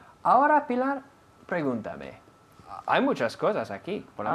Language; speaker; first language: Spanish; non-native, fluent; English